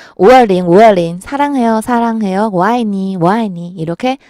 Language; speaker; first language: Korean; non-native, fluent; Chinese